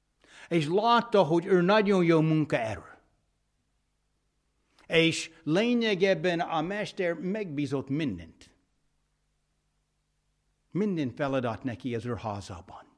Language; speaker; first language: Hungarian; non-native, fluent; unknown